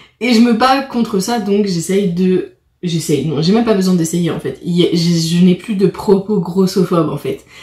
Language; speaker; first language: French; native; French